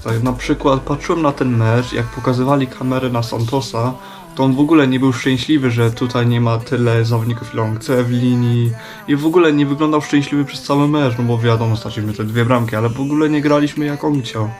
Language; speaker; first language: Polish; early bilingual, heritage; Polish